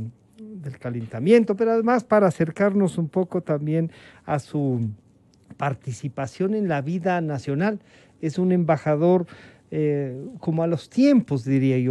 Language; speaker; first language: Spanish; native; Spanish